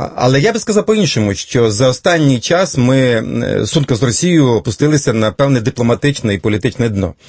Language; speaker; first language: Ukrainian; native; Ukrainian